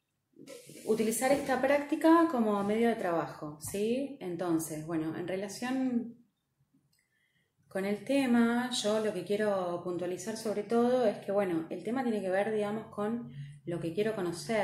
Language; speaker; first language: Spanish; native; Spanish